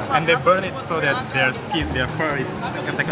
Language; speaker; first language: English; non-native, learner; Indonesian